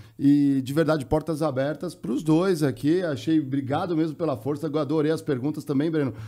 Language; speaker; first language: Portuguese; native; Portuguese